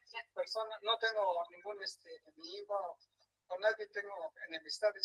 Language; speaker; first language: Spanish; native; Spanish